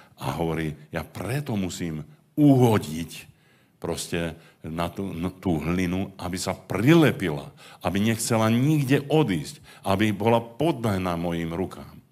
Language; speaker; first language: Slovak; native; Slovak